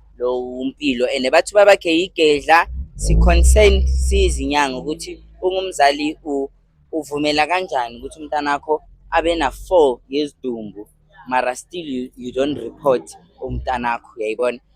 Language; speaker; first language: Zulu; native; Zulu